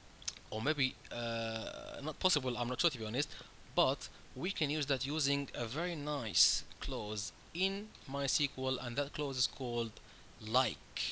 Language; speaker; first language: English; non-native, fluent; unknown